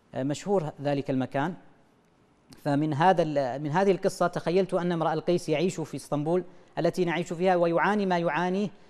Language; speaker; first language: Arabic; native; Arabic